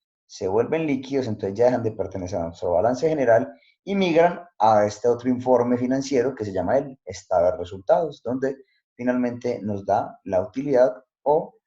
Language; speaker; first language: Spanish; native; Spanish